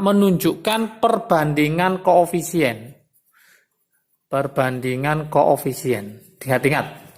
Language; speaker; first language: Indonesian; native; Indonesian